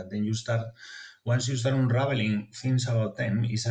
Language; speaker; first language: English; non-native, fluent; Spanish